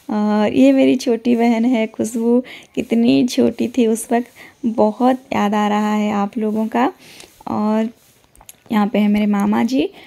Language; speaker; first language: Hindi; non-native, local second language; Odia